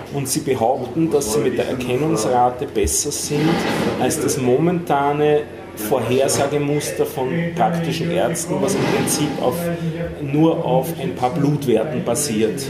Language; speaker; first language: German; native; German